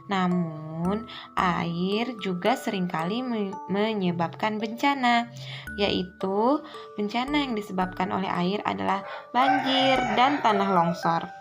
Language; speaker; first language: Indonesian; native; Indonesian